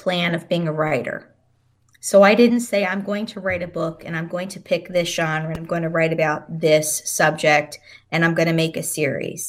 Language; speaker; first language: English; native; English